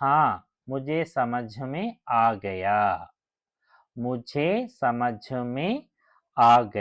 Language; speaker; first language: Hindi; non-native, local second language; Telugu